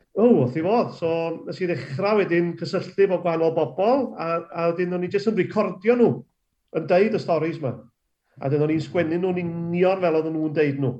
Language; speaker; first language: Welsh; native; Welsh